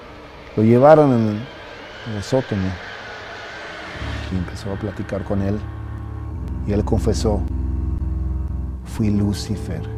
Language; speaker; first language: Spanish; early bilingual, heritage; English